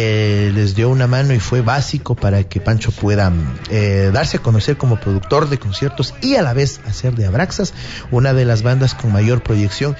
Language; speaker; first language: Spanish; native; Spanish